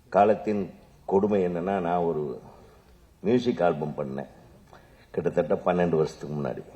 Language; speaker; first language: Tamil; native; Tamil